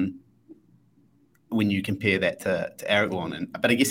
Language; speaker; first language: English; native; English